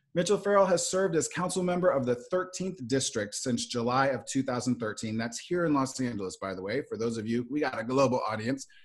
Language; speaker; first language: English; native; English